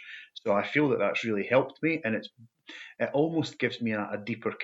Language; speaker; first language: English; native; English